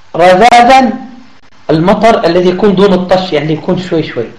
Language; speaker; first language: Arabic; native; Arabic